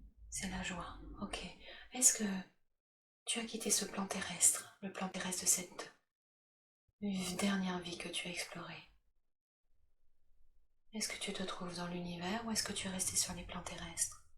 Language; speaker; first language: French; native; French